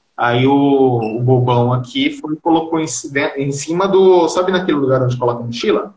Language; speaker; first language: Portuguese; early bilingual, heritage; Portuguese